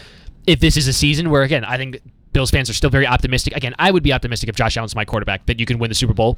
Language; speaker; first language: English; native; English